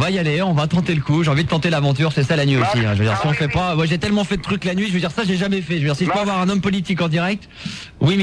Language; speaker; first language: French; native; French